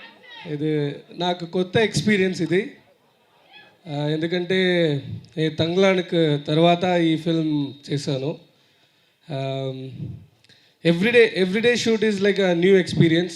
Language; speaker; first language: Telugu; non-native, learner; Tamil